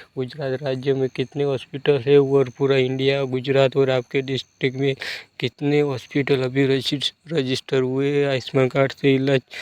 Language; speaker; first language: Hindi; non-native, local second language; Gujarati